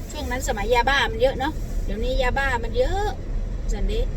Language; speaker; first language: Thai; non-native, local second language; Northeastern Thai